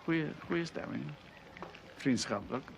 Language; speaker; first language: Dutch; non-native, local second language; Minangkabau